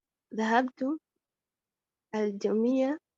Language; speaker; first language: Arabic; non-native, learner; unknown